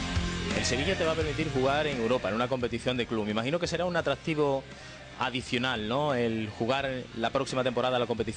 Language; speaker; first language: Spanish; native; Spanish